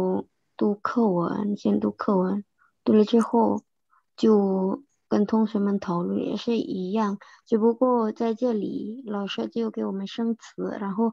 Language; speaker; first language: Chinese; non-native, fluent; Indonesian